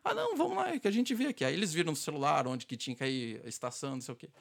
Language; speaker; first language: Portuguese; native; Portuguese